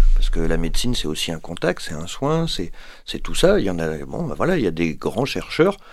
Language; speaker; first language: French; native; French